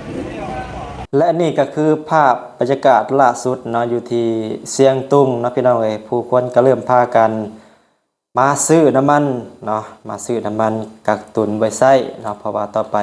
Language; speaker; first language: Thai; non-native, local second language; Northeastern Thai